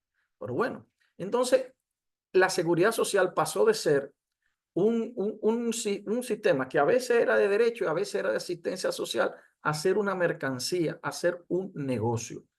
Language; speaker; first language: Spanish; native; Spanish